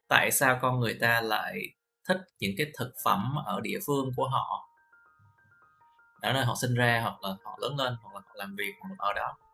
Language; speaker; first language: Vietnamese; native; Vietnamese